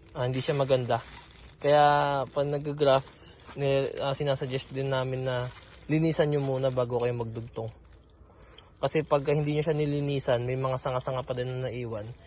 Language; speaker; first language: Filipino; native; Filipino